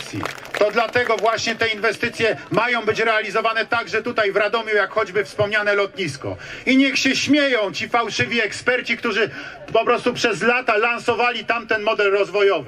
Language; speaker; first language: Polish; native; Polish